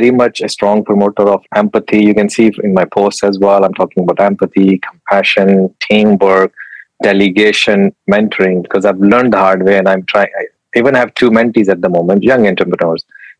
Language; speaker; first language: English; non-native, local second language; Urdu